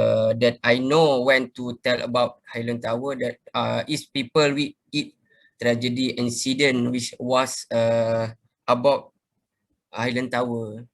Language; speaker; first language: English; non-native, learner; Malay